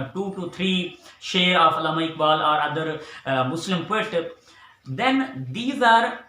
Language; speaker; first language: English; non-native, local second language; Urdu